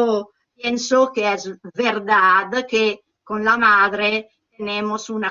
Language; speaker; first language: Spanish; non-native, learner; Italian